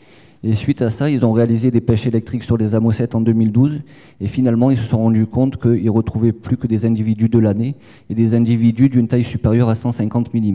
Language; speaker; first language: French; native; French